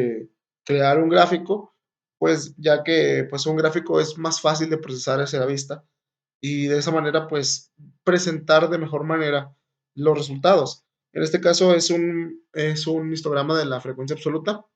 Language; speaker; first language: Spanish; native; Spanish